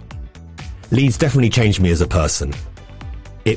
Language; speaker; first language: English; native; English